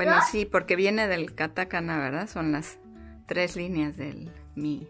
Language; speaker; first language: Spanish; native; Spanish